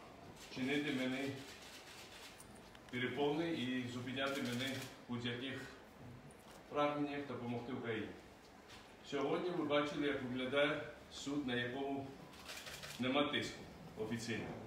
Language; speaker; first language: Ukrainian; non-native, fluent; Georgian